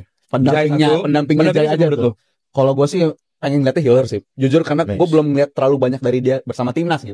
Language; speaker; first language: Indonesian; native; Indonesian